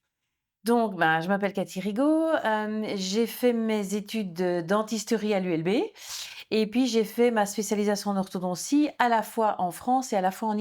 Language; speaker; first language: French; native; French